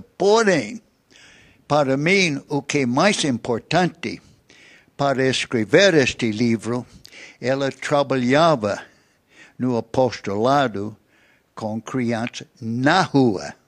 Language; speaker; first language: Portuguese; non-native, fluent; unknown